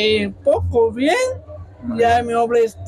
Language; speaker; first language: Spanish; non-native, local second language; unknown